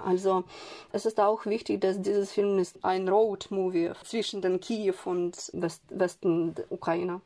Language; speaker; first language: German; non-native, fluent; Ukrainian